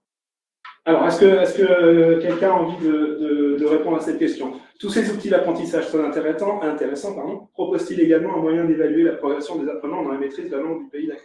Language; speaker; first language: French; native; French